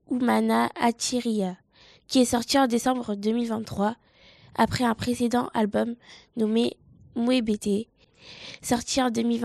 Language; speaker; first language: French; native; French